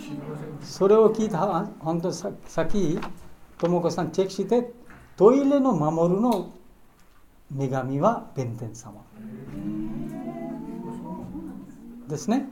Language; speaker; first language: Japanese; non-native, learner; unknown